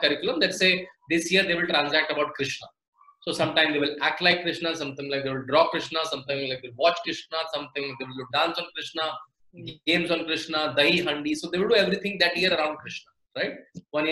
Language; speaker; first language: English; non-native, local second language; Hindi